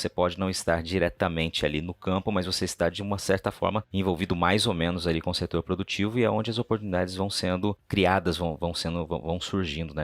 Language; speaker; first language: Portuguese; native; Portuguese